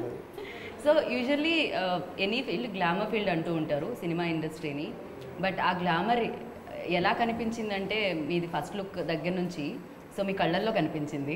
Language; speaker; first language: Telugu; native; Telugu